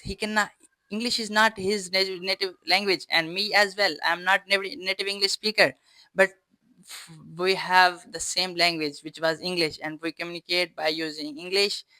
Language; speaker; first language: English; non-native, fluent; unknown